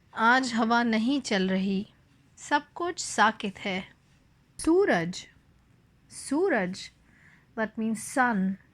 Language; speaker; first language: Urdu; native; Urdu